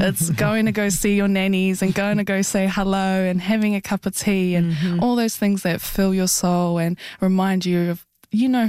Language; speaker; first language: English; native; English